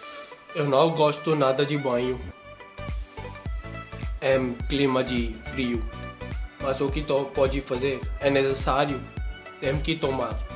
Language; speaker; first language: Portuguese; non-native, learner; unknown